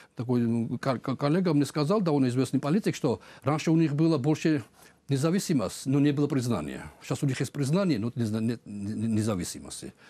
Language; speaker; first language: Russian; non-native, local second language; Georgian